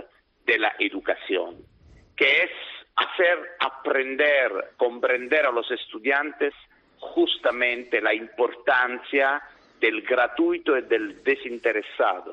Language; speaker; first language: Spanish; non-native, fluent; Italian